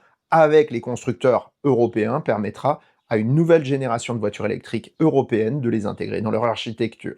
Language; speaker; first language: French; native; French